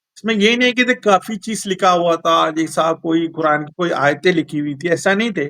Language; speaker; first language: Hindi; non-native, local second language; Malayalam